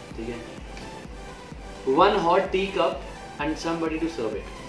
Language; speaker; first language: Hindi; non-native, local second language; Punjabi